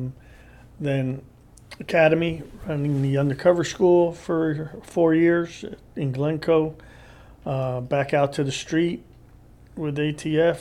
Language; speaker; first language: English; native; English